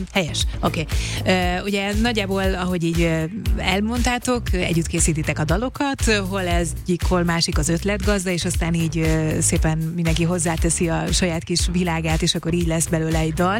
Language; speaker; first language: Hungarian; native; Hungarian